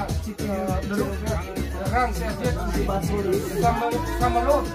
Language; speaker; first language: Russian; non-native, learner; Vietnamese